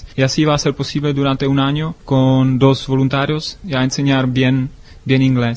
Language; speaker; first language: Spanish; non-native, learner; Czech